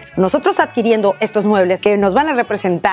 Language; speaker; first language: Spanish; native; Spanish